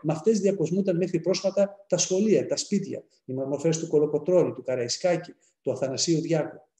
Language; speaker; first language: Greek; native; Greek